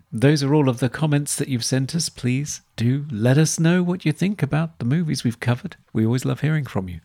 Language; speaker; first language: English; native; English